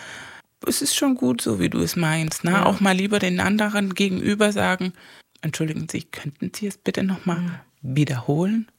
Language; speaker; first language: German; non-native, fluent; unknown